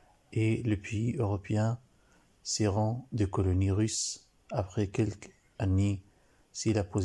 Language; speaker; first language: French; non-native, learner; Arabic